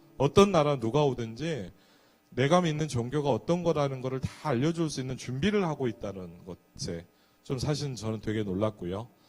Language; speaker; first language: Korean; native; Korean